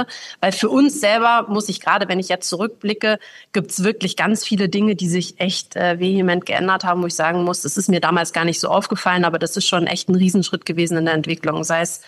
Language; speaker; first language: German; native; German